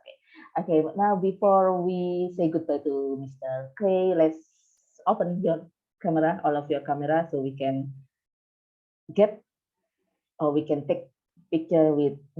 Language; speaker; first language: English; non-native, fluent; Indonesian